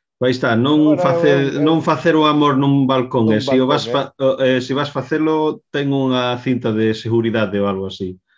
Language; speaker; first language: Galician; non-native, local second language; Spanish